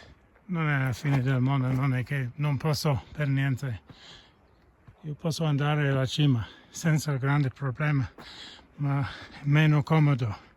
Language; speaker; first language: Italian; non-native, fluent; English